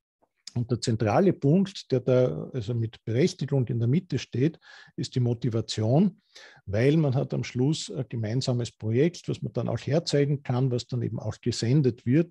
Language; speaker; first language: German; native; German